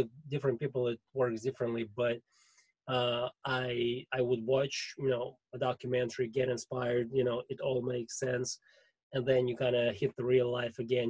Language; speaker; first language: English; non-native, fluent; Russian